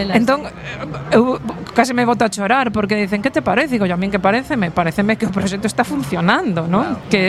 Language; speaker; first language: Galician; non-native, local second language; Spanish